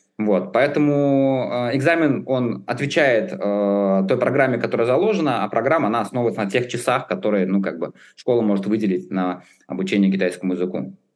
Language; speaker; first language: Russian; native; Russian